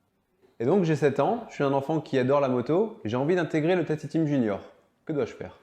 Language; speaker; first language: French; native; French